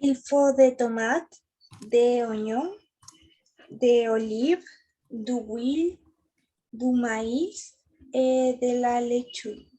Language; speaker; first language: French; non-native, learner; Spanish